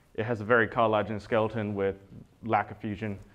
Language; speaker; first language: English; native; English